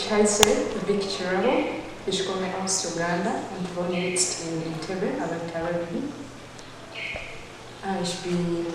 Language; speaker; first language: German; non-native, learner; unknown